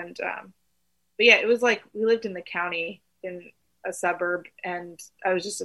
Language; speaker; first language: English; native; English